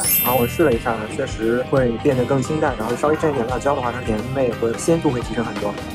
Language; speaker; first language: Chinese; native; Chinese